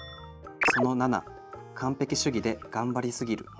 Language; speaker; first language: Japanese; native; Japanese